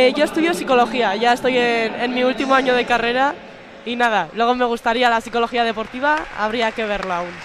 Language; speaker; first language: Spanish; native; Spanish